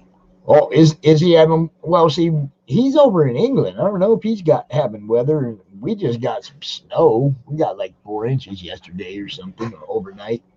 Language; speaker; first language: English; native; English